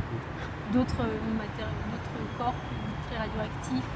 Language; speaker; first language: French; native; French